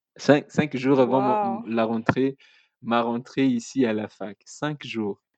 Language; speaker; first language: French; non-native, local second language; Malagasy